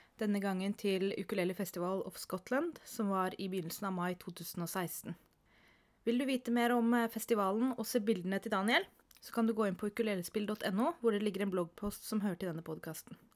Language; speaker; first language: Norwegian; native; Norwegian